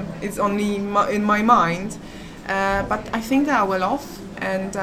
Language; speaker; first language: English; non-native, fluent; Polish